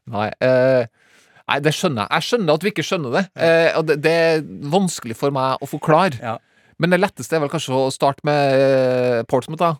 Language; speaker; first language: Norwegian; native; Norwegian